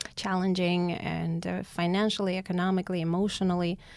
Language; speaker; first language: English; non-native, fluent; Armenian